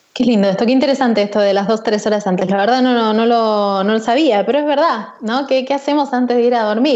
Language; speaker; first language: Spanish; native; Spanish